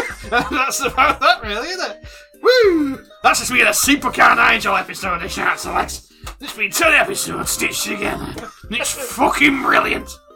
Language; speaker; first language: English; native; English